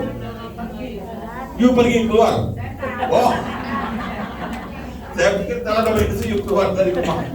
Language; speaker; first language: Indonesian; non-native, learner; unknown